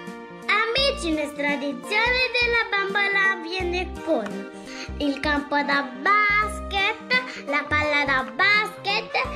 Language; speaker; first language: Italian; early bilingual, other home language; Spanish